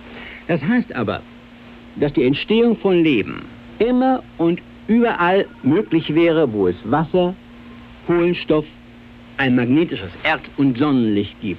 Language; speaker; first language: German; native; German